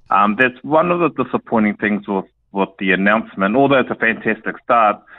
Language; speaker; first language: English; native; English